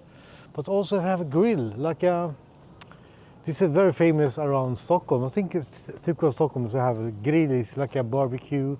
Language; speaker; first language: English; non-native, fluent; Swedish